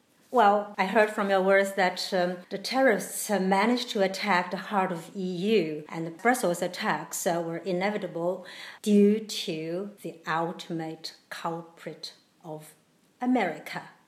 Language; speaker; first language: English; non-native, fluent; Chinese